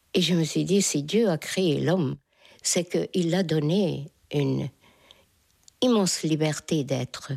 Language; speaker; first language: French; non-native, fluent; Hungarian